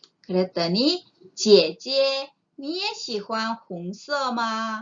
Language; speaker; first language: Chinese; non-native, fluent; Korean